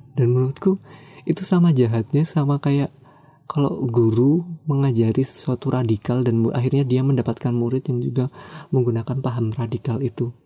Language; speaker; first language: Indonesian; non-native, local second language; Javanese